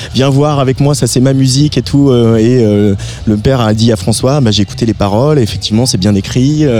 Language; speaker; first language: French; native; French